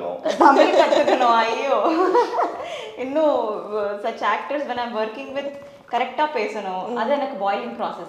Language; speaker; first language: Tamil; non-native, learner; Telugu